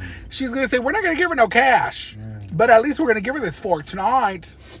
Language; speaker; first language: English; early bilingual, other home language; Spanish